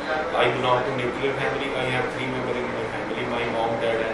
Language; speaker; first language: English; non-native, learner; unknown